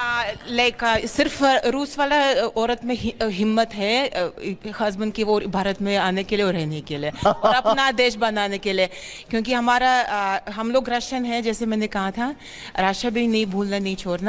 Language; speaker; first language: Hindi; non-native, fluent; Russian